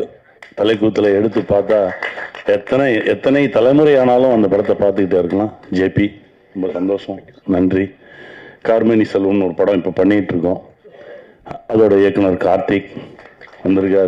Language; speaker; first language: Tamil; native; Tamil